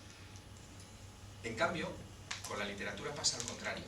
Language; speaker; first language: Spanish; native; Spanish